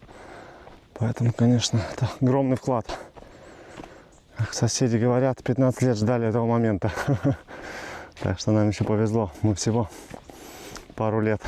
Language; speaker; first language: Russian; native; Russian